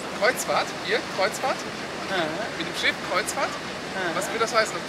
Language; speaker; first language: German; native; German